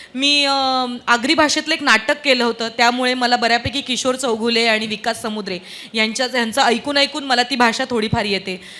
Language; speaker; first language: Marathi; native; Marathi